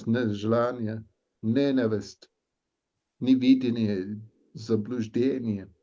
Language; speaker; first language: Russian; non-native, learner; English